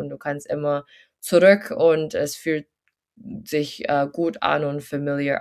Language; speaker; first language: German; early bilingual, heritage; German